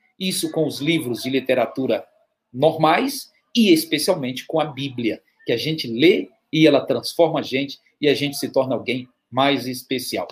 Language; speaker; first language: Portuguese; native; Portuguese